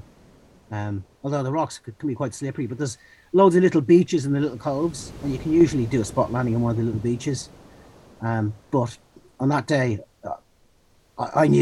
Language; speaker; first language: English; native; English